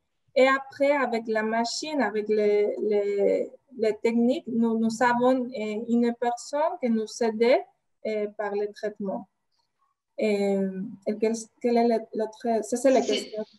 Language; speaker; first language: French; non-native, fluent; Spanish